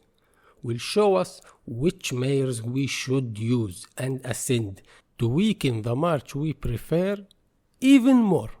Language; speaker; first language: English; non-native, fluent; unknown